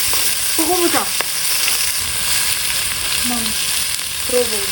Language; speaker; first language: Korean; non-native, fluent; Ukrainian